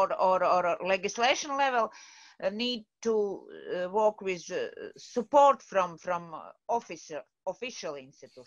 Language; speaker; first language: English; non-native, learner; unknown